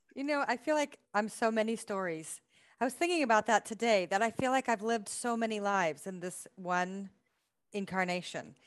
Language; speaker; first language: English; native; English